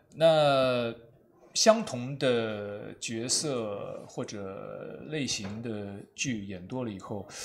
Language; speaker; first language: Chinese; native; Chinese